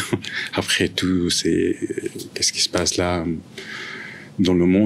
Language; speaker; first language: French; non-native, fluent; Arabic